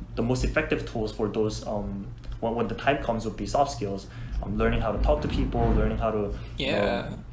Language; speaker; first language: English; non-native, fluent; Korean